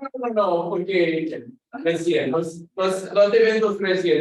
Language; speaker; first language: Spanish; non-native, fluent; English